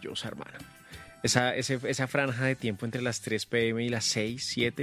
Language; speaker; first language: Spanish; native; Spanish